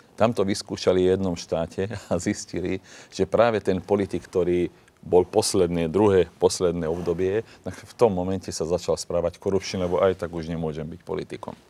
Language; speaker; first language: Slovak; non-native, local second language; Hungarian